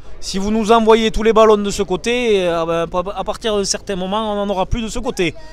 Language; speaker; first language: French; native; French